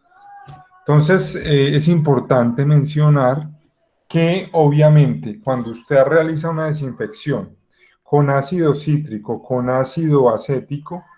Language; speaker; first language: Spanish; native; Spanish